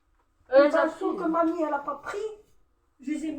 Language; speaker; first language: French; native; French